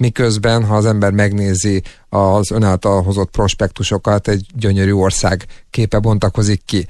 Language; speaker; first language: Hungarian; native; Hungarian